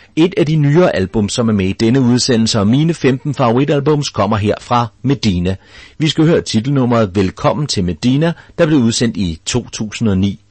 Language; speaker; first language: Danish; native; Danish